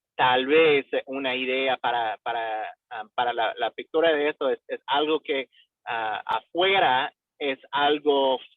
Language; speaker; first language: Spanish; non-native, fluent; English